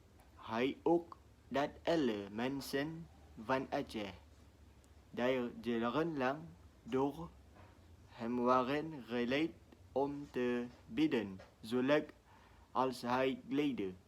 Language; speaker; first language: Dutch; non-native, learner; Indonesian